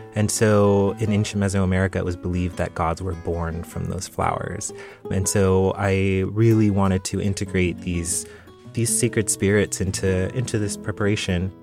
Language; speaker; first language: English; native; English